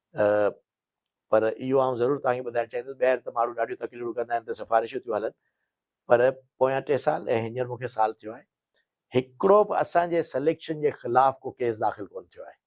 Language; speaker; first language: Sindhi; native; Sindhi